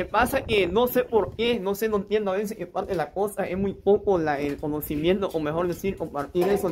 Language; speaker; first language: Spanish; native; Spanish